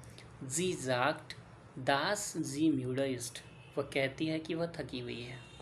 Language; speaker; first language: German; non-native, learner; Hindi